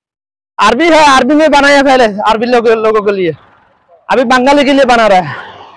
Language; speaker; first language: Hindi; non-native, learner; Bangla